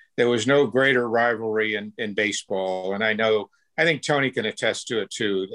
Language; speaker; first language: English; native; English